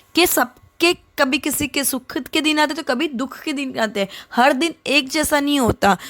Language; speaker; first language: Hindi; non-native, local second language; Gujarati